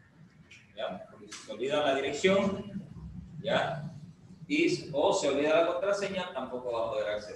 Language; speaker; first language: Spanish; native; Spanish